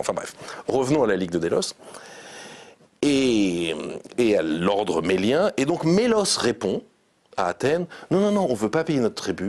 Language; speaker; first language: French; native; French